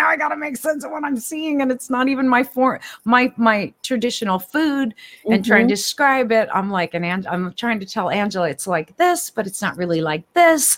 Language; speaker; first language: English; native; English